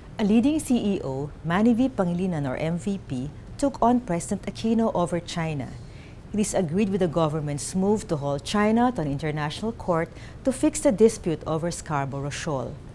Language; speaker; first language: English; non-native, local second language; Filipino